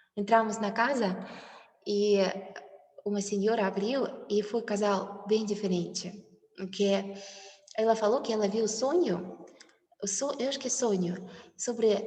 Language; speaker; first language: Portuguese; non-native, learner; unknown